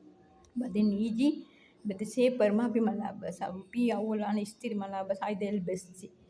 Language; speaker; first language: Arabic; non-native, learner; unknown